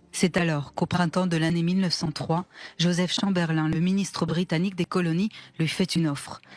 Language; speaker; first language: French; native; French